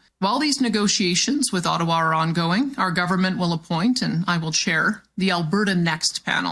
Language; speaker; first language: English; native; English